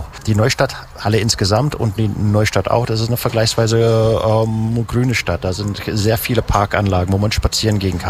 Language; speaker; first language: German; native; German